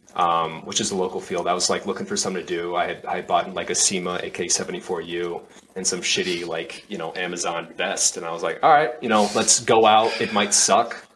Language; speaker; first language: English; native; English